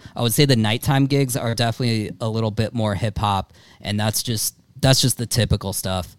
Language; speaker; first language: English; native; English